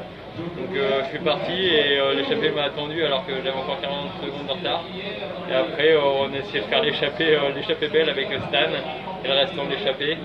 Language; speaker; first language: French; native; French